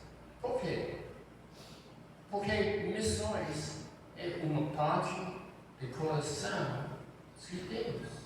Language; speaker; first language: Portuguese; non-native, fluent; English